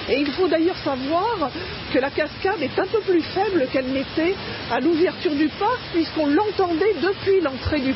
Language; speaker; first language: French; native; French